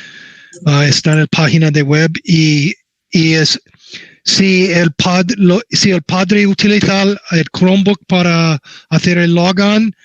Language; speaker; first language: Spanish; non-native, learner; English